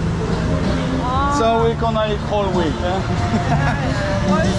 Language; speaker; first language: English; non-native, fluent; Polish